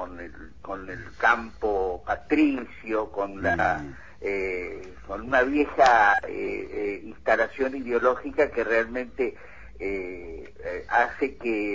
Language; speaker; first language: Spanish; native; Spanish